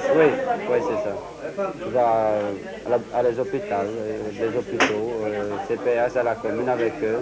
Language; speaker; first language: French; non-native, learner; Syriac